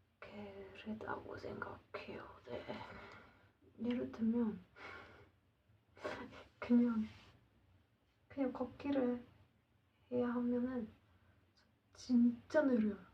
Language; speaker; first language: Korean; non-native, learner; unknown